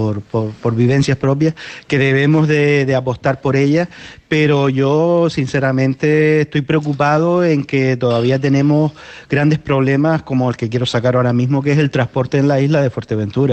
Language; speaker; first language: Spanish; native; Spanish